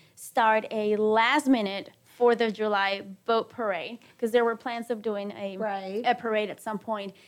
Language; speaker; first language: English; non-native, fluent; Spanish